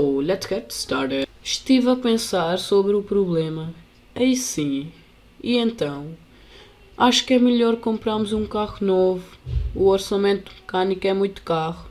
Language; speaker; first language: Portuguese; non-native, fluent; Hindi